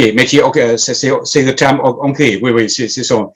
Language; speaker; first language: French; non-native, fluent; German